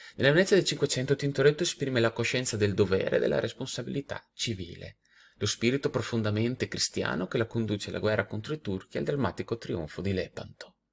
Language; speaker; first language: Italian; native; Italian